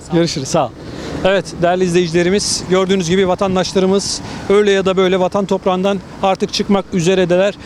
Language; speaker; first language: Turkish; native; Turkish